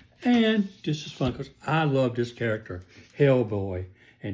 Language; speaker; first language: English; native; English